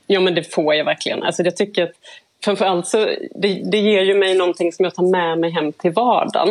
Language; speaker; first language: Swedish; native; Swedish